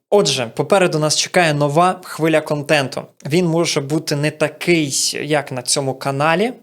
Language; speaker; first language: Ukrainian; non-native, local second language; Russian